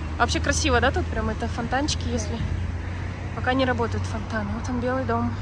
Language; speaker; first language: Russian; native; Russian